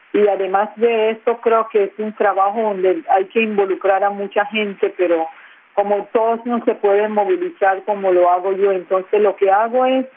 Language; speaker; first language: Spanish; non-native, local second language; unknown